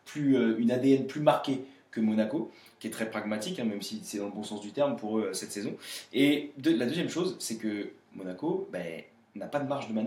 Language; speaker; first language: French; native; French